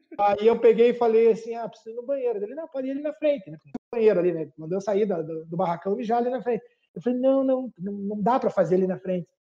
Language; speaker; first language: Portuguese; native; Portuguese